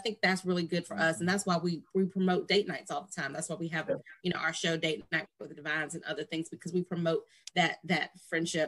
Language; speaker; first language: English; native; English